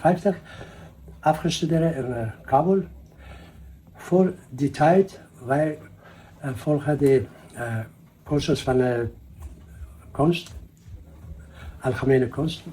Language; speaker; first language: Dutch; non-native, learner; Persian